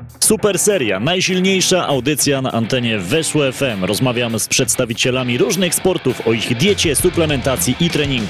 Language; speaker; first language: Polish; native; Polish